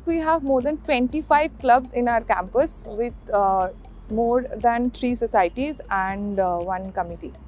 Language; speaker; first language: English; non-native, local second language; Bangla